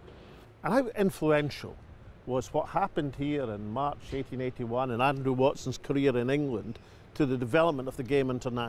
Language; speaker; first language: English; native; English